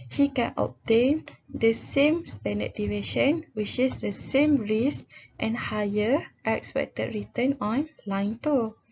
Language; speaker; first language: English; non-native, local second language; Malay